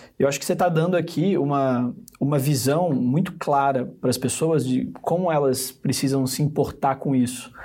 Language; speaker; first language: Portuguese; native; Portuguese